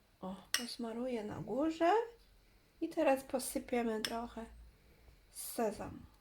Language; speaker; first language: Polish; non-native, learner; Chinese